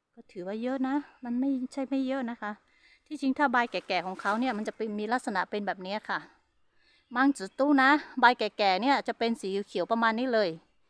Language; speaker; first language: Thai; non-native, local second language; Hmong